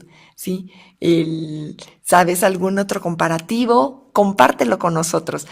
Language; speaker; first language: Spanish; native; Spanish